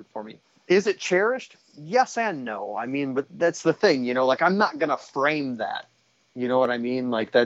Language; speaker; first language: English; native; English